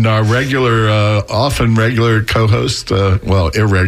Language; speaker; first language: English; native; English